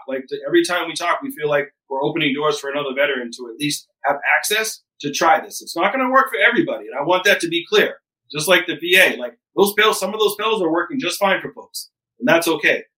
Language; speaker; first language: English; native; English